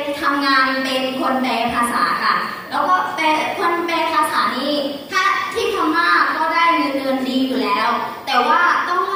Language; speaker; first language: Thai; non-native, fluent; Burmese